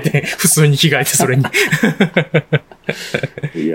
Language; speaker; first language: Japanese; native; Japanese